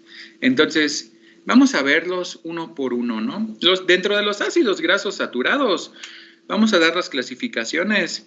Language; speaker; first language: Spanish; native; Spanish